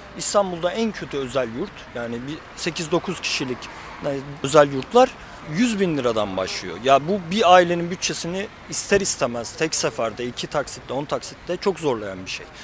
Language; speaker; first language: Turkish; native; Turkish